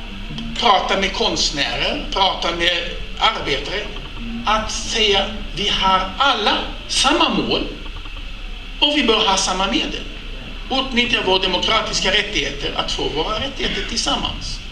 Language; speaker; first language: Swedish; non-native, fluent; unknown